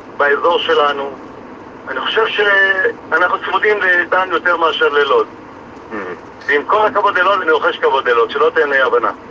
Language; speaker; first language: Hebrew; native; Hebrew